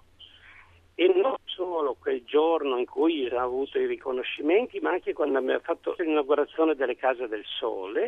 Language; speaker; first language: Italian; native; Italian